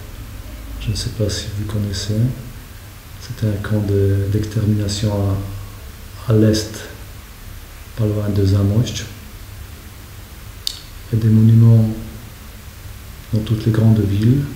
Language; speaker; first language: French; non-native, fluent; Polish